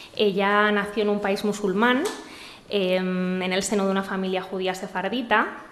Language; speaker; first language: Spanish; native; Spanish